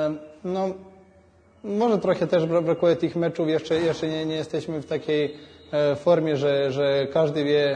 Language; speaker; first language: Polish; non-native, fluent; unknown